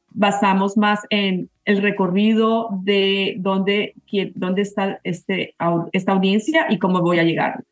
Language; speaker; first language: Spanish; native; Spanish